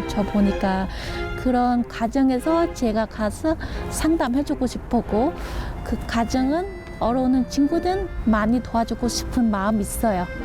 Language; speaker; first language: Korean; non-native, learner; Vietnamese